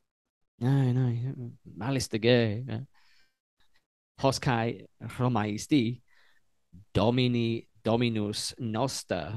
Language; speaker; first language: Greek; non-native, learner; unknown